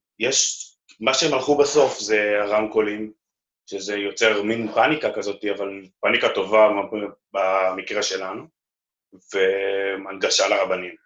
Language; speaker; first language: Hebrew; native; Hebrew